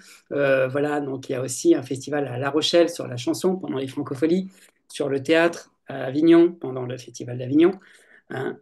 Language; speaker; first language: French; native; French